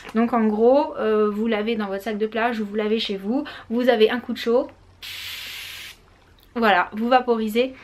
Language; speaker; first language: French; native; French